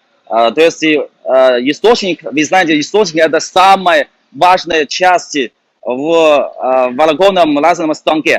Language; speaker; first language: Russian; non-native, fluent; Chinese